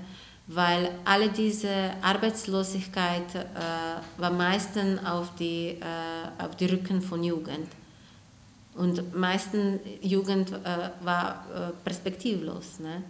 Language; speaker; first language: German; non-native, fluent; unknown